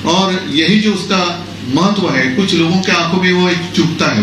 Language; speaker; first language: Hindi; non-native, local second language; Marathi